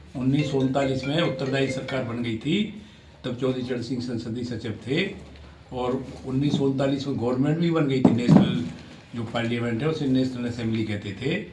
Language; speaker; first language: Hindi; native; Hindi